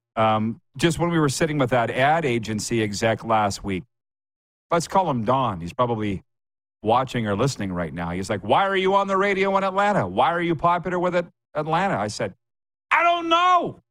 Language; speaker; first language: English; native; English